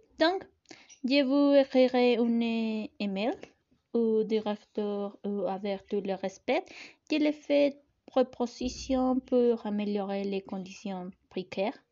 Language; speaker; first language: French; non-native, learner; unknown